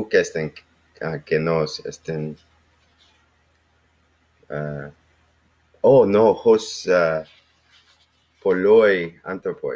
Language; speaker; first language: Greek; non-native, learner; English